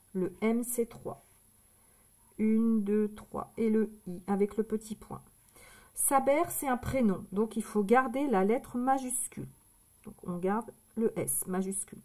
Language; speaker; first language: French; native; French